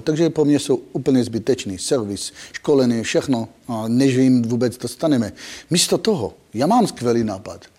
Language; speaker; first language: Czech; non-native, fluent; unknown